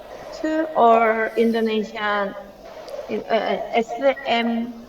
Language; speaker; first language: English; non-native, learner; Korean